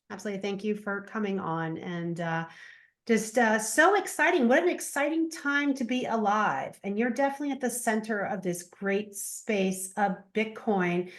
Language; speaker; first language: English; native; English